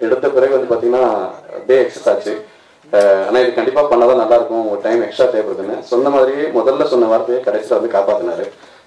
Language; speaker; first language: Tamil; native; Tamil